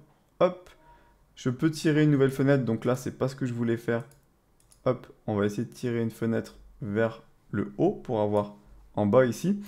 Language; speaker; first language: French; native; French